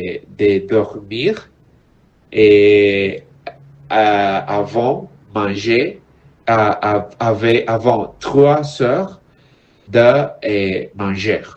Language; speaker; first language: French; non-native, learner; Spanish